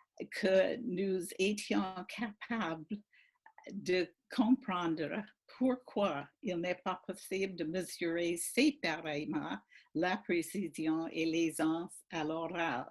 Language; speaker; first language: French; non-native, fluent; English